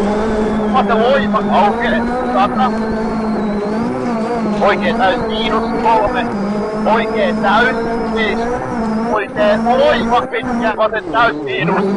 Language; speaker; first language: Finnish; native; Finnish